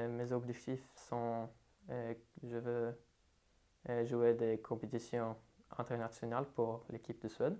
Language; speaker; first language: French; non-native, learner; Swedish